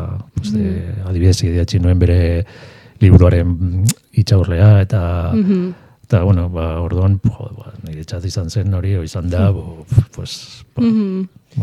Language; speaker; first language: Basque; non-native, local second language; Spanish